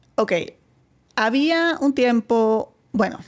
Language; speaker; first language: Spanish; non-native, fluent; Dutch